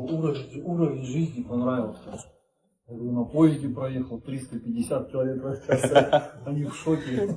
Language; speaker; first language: Russian; native; Russian